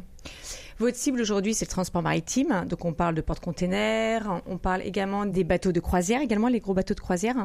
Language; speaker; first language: French; native; French